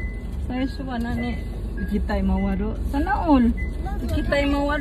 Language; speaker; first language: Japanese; non-native, fluent; Cebuano